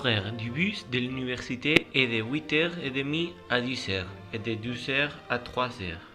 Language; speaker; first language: French; non-native, learner; Spanish